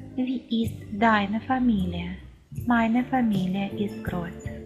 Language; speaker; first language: German; non-native, fluent; Ukrainian